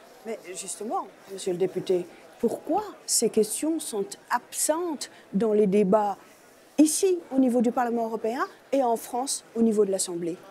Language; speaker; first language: French; native; French